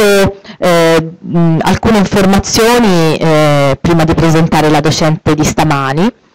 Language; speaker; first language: Italian; native; Italian